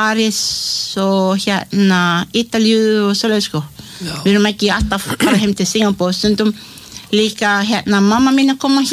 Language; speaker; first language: Icelandic; non-native, learner; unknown